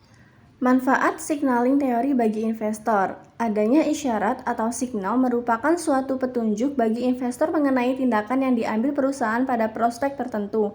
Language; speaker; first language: Indonesian; native; Indonesian